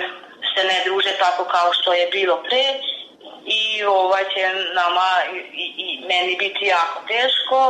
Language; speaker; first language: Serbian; non-native, local second language; Hungarian